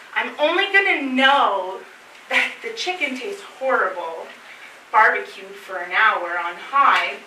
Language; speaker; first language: English; native; English